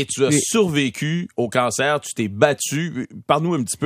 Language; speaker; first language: French; native; French